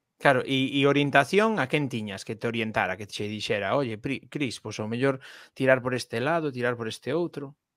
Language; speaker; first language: Galician; native; Galician